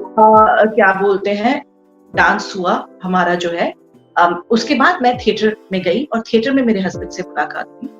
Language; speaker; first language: Hindi; non-native, local second language; Bangla